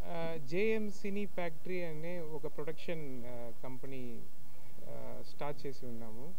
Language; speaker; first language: Telugu; non-native, learner; Tamil